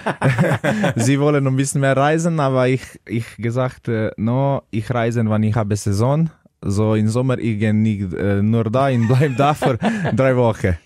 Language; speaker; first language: German; non-native, fluent; Slovenian